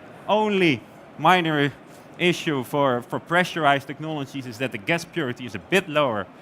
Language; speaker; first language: English; non-native, fluent; Dutch